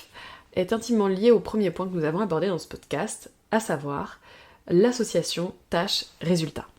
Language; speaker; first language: French; native; French